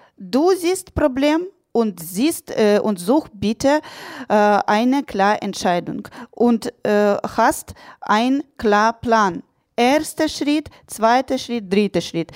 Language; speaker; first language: German; non-native, learner; Russian